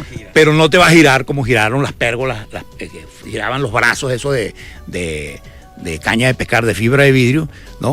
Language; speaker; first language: Spanish; native; Spanish